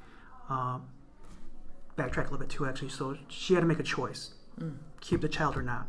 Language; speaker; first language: English; native; English